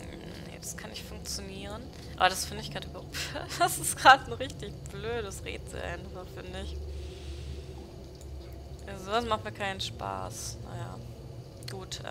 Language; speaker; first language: German; native; German